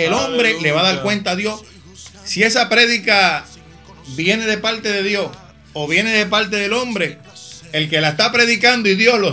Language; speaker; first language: Spanish; native; Spanish